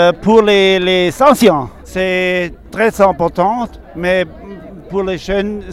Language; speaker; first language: French; non-native, learner; German